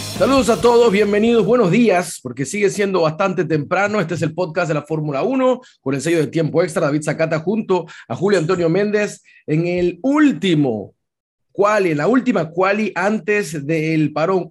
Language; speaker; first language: Spanish; native; Spanish